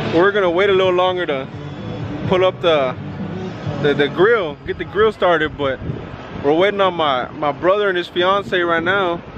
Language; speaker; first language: English; early bilingual, other home language; Spanish